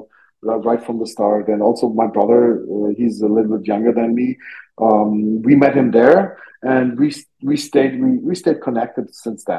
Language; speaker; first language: English; non-native, fluent; German